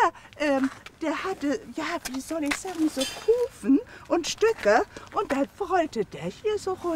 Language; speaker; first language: German; native; German